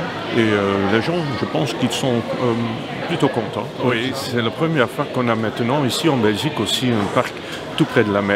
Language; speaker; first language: French; non-native, local second language; Dutch